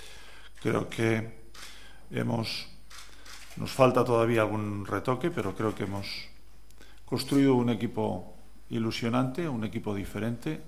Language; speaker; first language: Spanish; native; Spanish